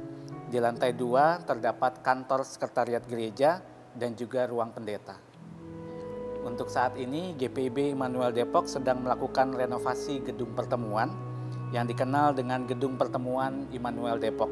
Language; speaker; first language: Indonesian; native; Indonesian